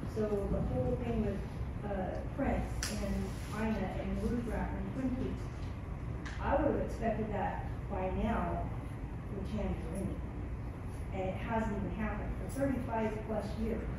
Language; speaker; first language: English; native; English